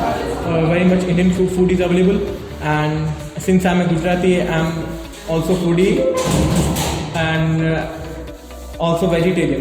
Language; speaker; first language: English; non-native, local second language; Gujarati